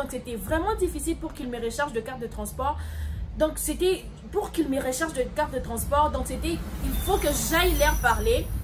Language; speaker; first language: French; non-native, local second language; Lingala